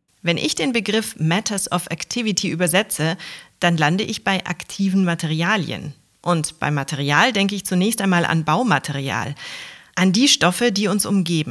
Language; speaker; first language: German; native; German